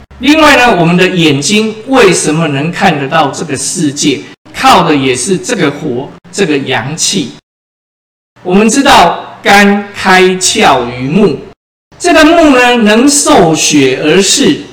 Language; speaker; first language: Chinese; native; Chinese